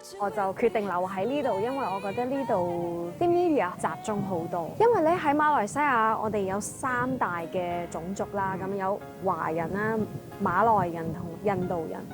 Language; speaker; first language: Cantonese; non-native, fluent; Chinese